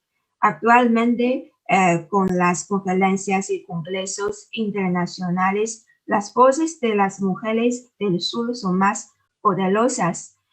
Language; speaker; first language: Spanish; non-native, fluent; Chinese